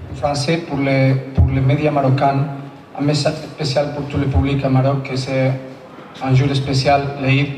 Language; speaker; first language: French; non-native, learner; Spanish